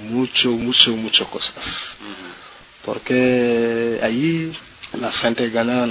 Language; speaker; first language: Spanish; non-native, learner; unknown